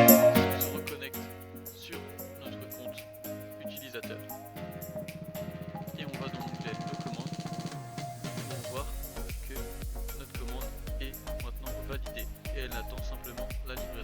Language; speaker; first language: French; native; French